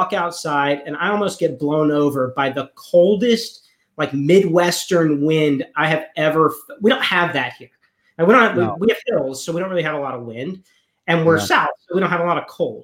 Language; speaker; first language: English; native; English